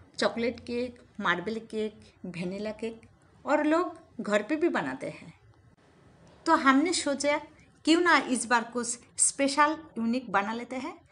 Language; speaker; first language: Hindi; non-native, local second language; Bangla